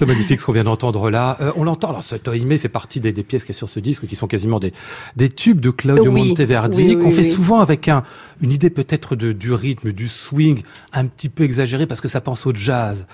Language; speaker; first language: French; native; French